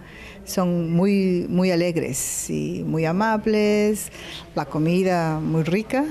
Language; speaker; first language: Spanish; non-native, fluent; English